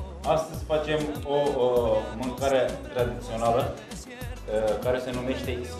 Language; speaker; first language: Romanian; non-native, learner; Turkish